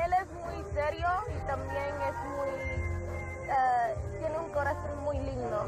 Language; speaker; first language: Spanish; early bilingual, heritage; English